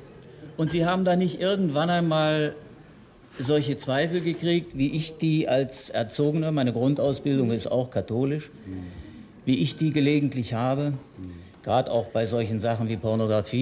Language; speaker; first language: German; native; German